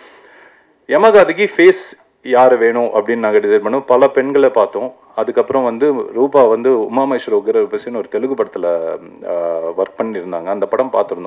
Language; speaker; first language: Tamil; native; Tamil